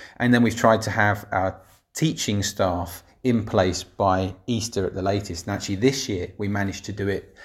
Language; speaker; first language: English; native; English